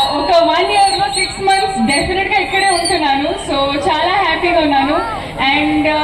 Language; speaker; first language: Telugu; non-native, fluent; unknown